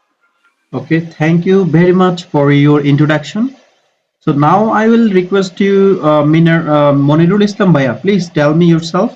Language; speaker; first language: English; non-native, fluent; Bangla